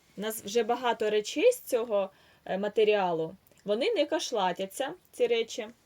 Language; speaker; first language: Ukrainian; native; Ukrainian